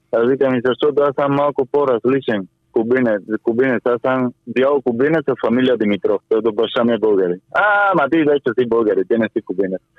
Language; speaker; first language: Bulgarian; non-native, fluent; Spanish